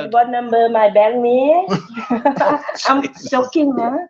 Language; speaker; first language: English; non-native, learner; Thai